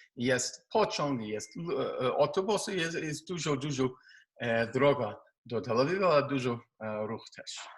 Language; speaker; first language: Polish; non-native, learner; Hebrew